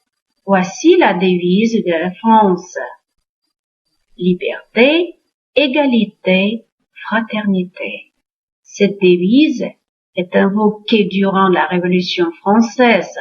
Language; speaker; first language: French; non-native, fluent; Uzbek